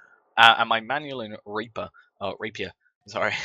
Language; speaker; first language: English; native; English